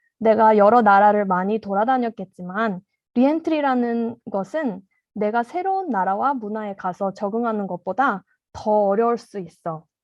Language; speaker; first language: Korean; early bilingual, heritage; Korean